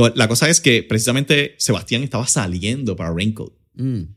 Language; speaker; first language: Spanish; native; Spanish